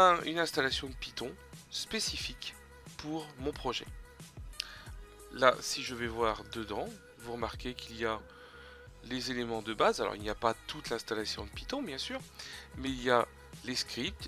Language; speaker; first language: French; native; French